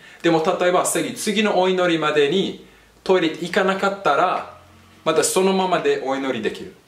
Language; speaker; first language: Japanese; non-native, fluent; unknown